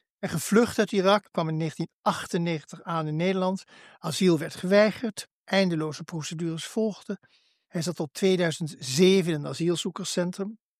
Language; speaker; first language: Dutch; native; Dutch